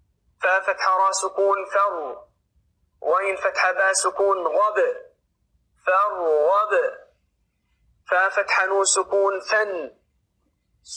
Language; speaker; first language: Arabic; non-native, fluent; Oromo